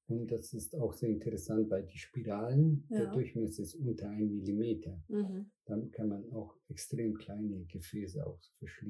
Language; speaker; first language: German; non-native, fluent; Spanish